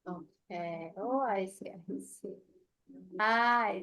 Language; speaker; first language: English; non-native, fluent; Indonesian